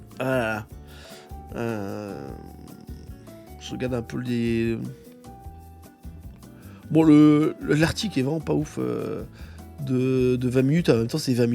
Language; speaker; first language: French; native; French